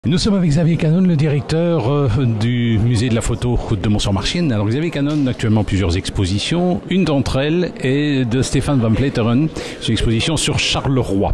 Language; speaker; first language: French; native; French